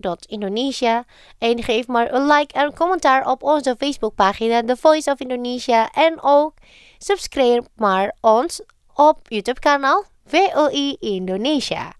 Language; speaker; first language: Dutch; non-native, fluent; Indonesian